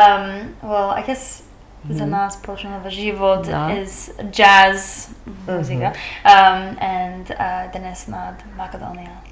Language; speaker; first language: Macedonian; non-native, learner; English